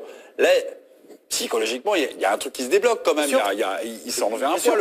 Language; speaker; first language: French; native; French